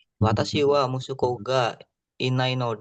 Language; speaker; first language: Japanese; non-native, learner; Indonesian